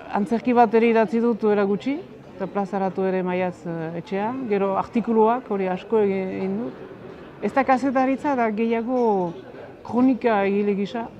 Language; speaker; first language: Basque; native; Basque